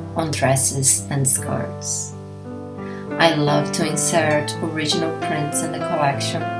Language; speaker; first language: English; non-native, fluent; Portuguese